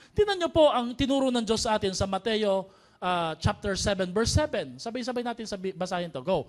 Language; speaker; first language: Filipino; native; Filipino